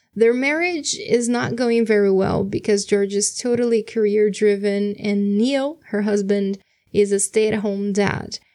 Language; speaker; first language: English; non-native, fluent; Portuguese